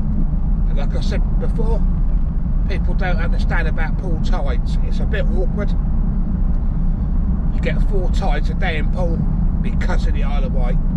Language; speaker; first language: English; native; English